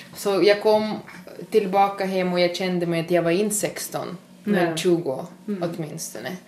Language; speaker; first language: Swedish; non-native, fluent; Russian